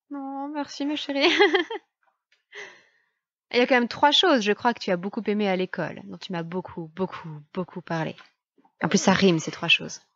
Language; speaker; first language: French; native; French